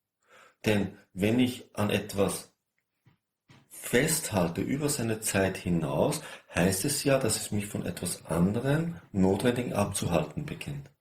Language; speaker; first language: German; native; German